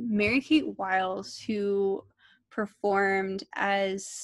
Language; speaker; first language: English; native; English